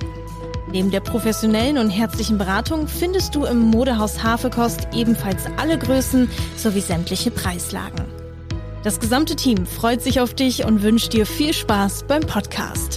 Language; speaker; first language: German; native; German